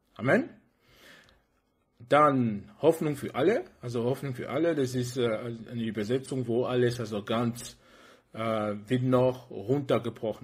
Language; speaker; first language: German; non-native, fluent; French